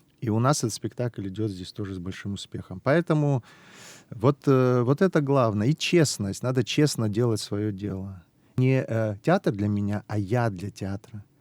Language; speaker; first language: Russian; non-native, local second language; Abkhazian